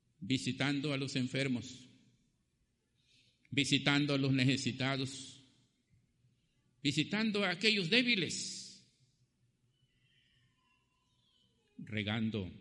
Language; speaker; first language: Spanish; native; Spanish